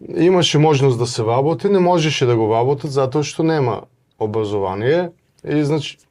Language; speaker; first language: Macedonian; native; Macedonian